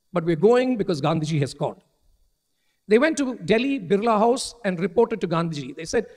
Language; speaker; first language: English; non-native, local second language; Malayalam